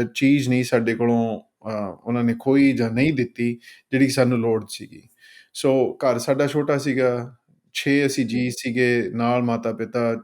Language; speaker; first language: Punjabi; early bilingual, heritage; Punjabi